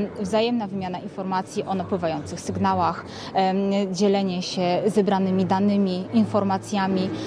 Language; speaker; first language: Polish; native; Polish